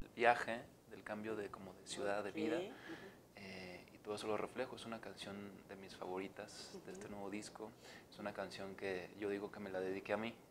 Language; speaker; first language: Spanish; native; Spanish